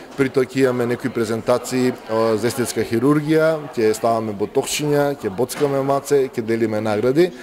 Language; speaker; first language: Macedonian; native; Macedonian